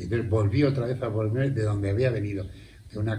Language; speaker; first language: Spanish; native; Spanish